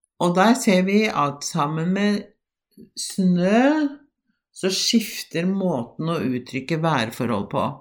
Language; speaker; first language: Norwegian; native; Norwegian